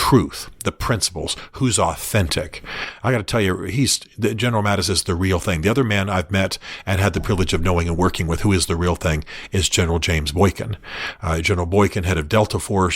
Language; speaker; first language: English; native; English